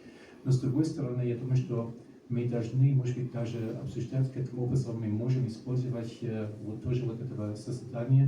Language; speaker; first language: Russian; non-native, fluent; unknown